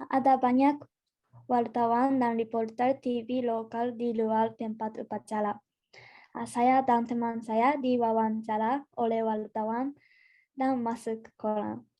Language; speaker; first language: Indonesian; non-native, learner; Japanese